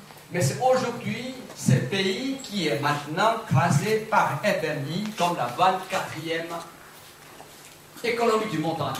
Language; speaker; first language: French; non-native, fluent; Chinese